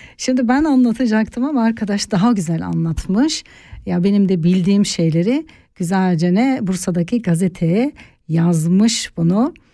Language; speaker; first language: Turkish; native; Turkish